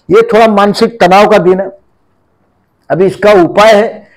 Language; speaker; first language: Hindi; native; Hindi